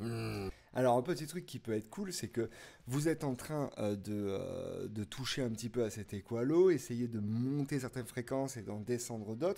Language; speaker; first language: French; native; French